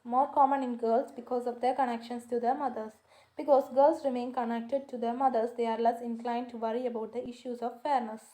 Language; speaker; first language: English; non-native, local second language; Malayalam